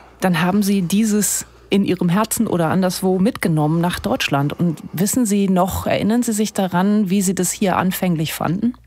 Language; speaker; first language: German; native; German